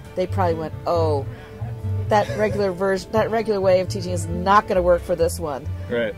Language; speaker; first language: English; native; English